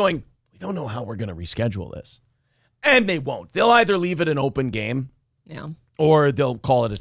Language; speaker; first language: English; native; English